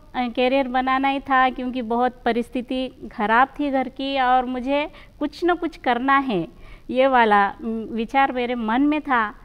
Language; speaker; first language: Hindi; non-native, local second language; Marathi